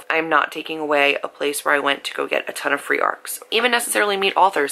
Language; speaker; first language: English; native; English